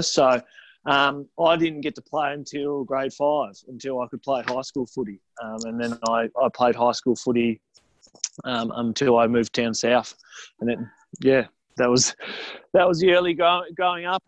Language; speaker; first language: English; native; English